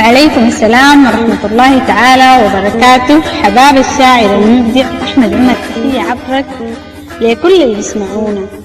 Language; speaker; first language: Arabic; native; Arabic